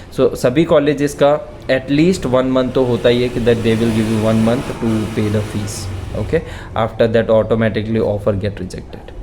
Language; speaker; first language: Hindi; non-native, local second language; Gujarati